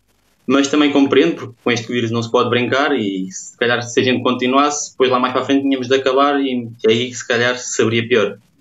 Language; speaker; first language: Portuguese; native; Portuguese